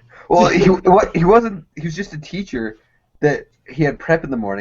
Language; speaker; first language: English; native; English